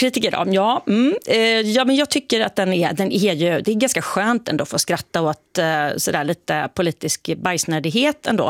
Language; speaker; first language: Swedish; native; Swedish